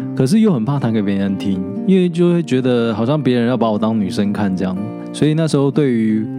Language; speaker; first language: Chinese; native; Chinese